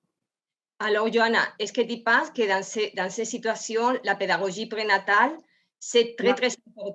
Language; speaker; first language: French; non-native, learner; Spanish